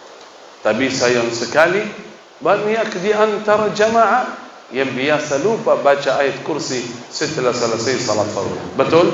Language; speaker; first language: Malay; non-native, fluent; Arabic